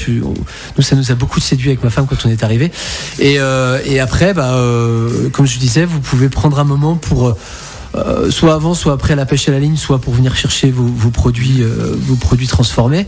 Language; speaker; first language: French; native; French